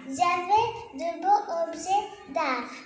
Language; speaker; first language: French; non-native, learner; Arabic